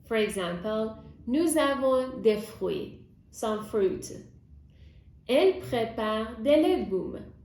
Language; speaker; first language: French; non-native, fluent; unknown